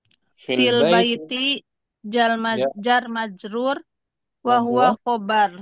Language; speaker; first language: Arabic; non-native, learner; Indonesian